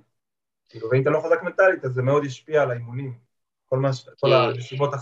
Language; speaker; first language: Hebrew; native; Hebrew